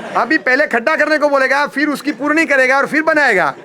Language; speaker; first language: Hindi; non-native, local second language; Gujarati